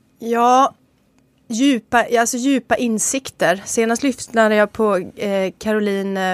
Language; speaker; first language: Swedish; native; Swedish